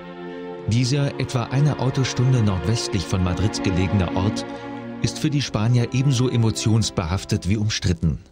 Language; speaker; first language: German; native; German